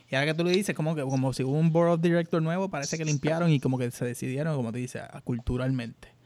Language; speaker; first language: Spanish; native; Spanish